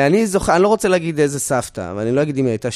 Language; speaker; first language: Hebrew; native; Hebrew